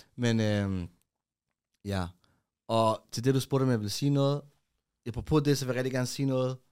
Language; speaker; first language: Danish; early bilingual, other home language; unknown